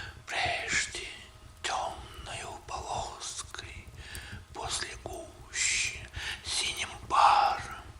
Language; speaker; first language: Russian; native; Russian